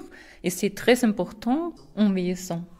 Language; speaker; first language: French; non-native, fluent; German